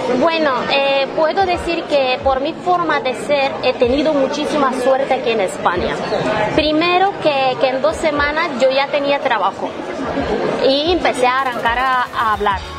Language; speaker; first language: Spanish; non-native, fluent; Romanian